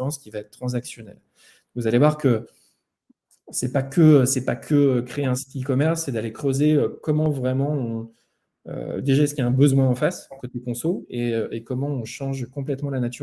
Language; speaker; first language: French; native; French